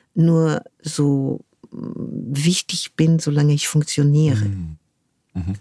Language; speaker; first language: German; non-native, fluent; French